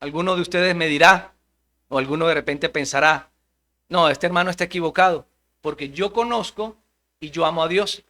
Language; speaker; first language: Spanish; native; Spanish